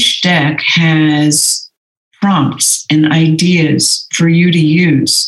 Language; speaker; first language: English; native; English